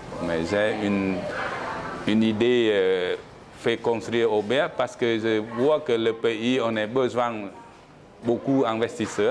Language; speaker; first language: French; non-native, learner; Khmer